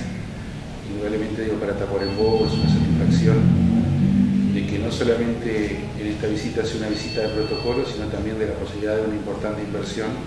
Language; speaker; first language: Spanish; native; Spanish